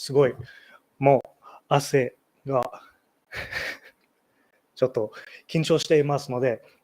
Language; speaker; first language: Japanese; non-native, learner; English